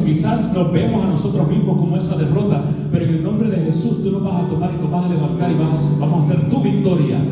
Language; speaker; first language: Spanish; native; Spanish